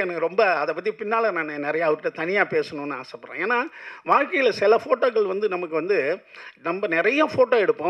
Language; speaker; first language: Tamil; native; Tamil